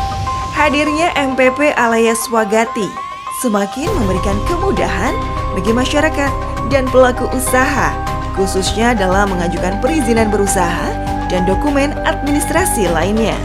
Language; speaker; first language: Indonesian; native; Indonesian